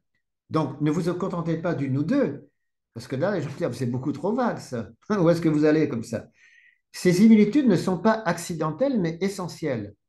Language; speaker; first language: French; native; French